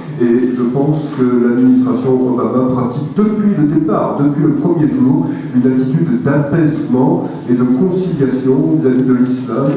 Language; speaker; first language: French; native; French